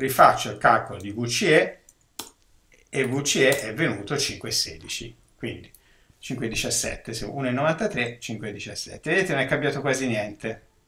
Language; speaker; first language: Italian; native; Italian